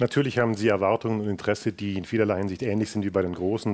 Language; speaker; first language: German; native; German